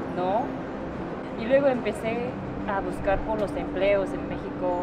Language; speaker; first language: Spanish; non-native, fluent; Japanese